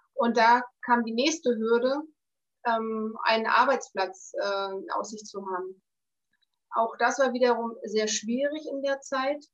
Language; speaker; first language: German; native; German